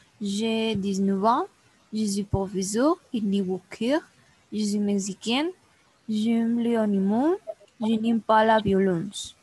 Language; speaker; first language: French; non-native, learner; Spanish